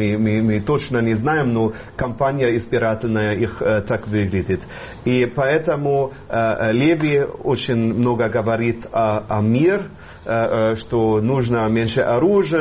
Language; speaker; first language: Russian; non-native, fluent; German